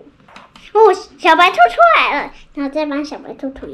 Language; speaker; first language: Chinese; native; Chinese